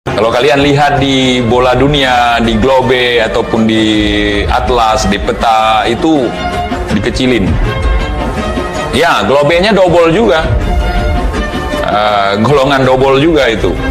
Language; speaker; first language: Indonesian; native; Indonesian